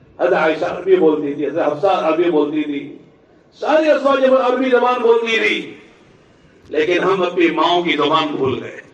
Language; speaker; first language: Urdu; native; Urdu